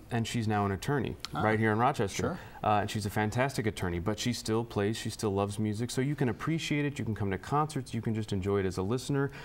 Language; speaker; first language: English; native; English